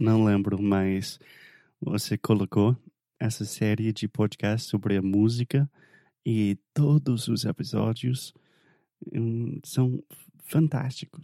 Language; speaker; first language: Portuguese; non-native, fluent; English